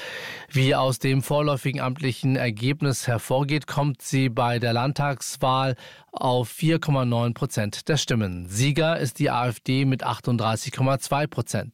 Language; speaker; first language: German; native; German